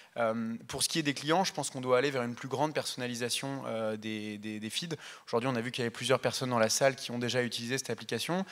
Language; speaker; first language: French; native; French